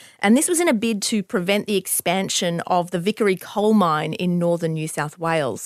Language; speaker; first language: English; native; English